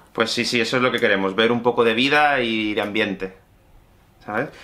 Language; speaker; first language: Spanish; native; Spanish